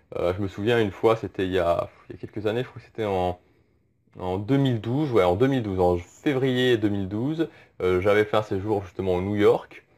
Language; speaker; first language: French; native; French